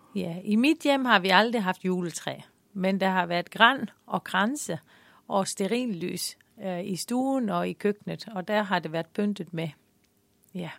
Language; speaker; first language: Danish; non-native, fluent; Dutch